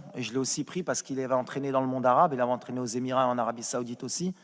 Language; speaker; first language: French; native; French